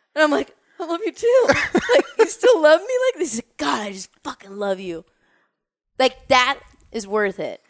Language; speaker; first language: English; native; English